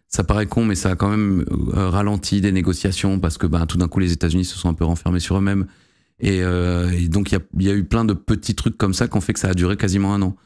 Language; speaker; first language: French; native; French